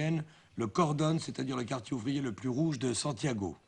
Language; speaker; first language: French; native; French